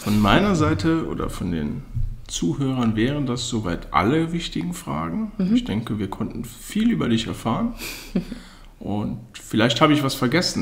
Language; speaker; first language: German; native; German